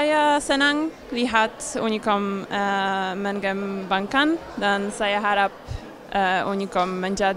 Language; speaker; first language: Indonesian; non-native, learner; Polish